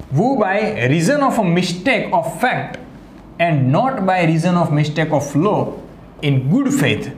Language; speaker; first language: English; non-native, local second language; Gujarati